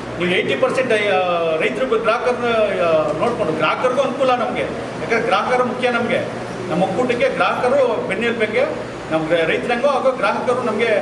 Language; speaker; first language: Kannada; native; Kannada